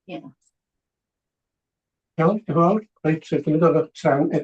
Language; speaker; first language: Welsh; native; Welsh